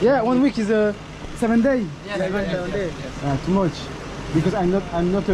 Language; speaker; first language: English; non-native, learner; French